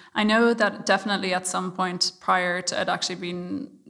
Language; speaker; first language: English; native; English